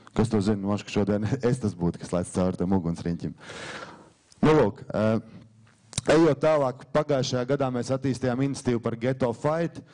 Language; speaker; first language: Latvian; native; Latvian